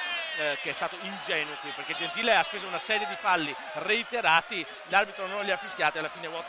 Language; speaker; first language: Italian; native; Italian